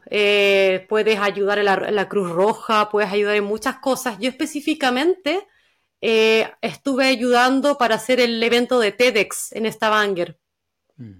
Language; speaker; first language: Spanish; native; Spanish